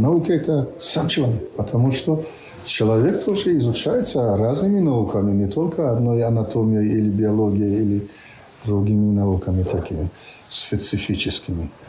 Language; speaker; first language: Russian; non-native, local second language; Tajik